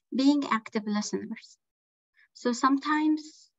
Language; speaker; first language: English; non-native, fluent; Arabic